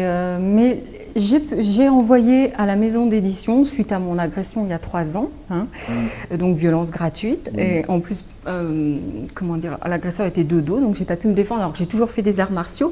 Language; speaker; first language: French; native; French